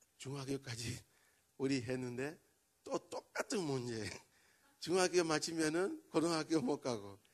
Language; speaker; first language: Korean; non-native, learner; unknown